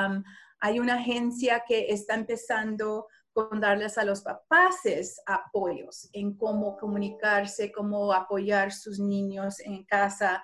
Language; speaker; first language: Spanish; non-native, learner; English